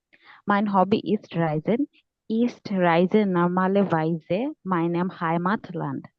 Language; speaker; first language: German; non-native, learner; Bangla